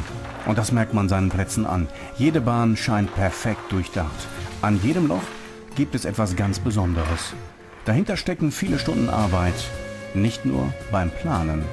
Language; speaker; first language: German; native; German